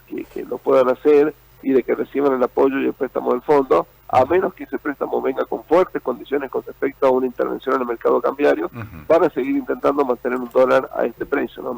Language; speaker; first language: Spanish; native; Spanish